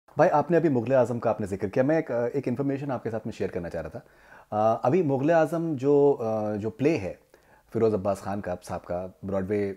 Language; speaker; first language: Hindi; native; Hindi